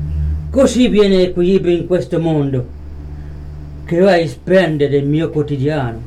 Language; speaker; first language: Italian; native; Italian